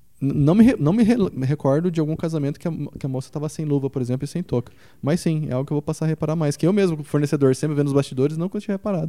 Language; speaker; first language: Portuguese; native; Portuguese